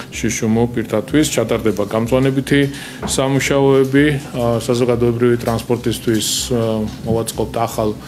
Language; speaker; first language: Georgian; native; Georgian